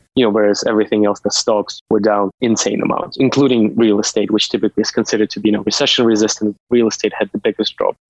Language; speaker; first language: English; non-native, fluent; Russian